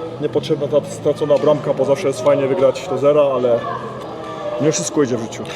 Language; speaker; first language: Polish; early bilingual, heritage; Polish